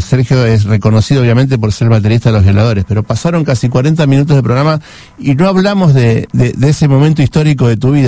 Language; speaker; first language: Spanish; native; Spanish